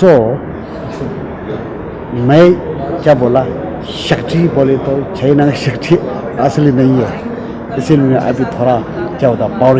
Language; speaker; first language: Hindi; non-native, learner; Tibetan